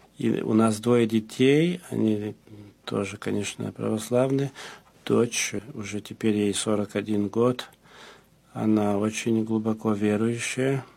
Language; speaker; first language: Russian; early bilingual, heritage; Russian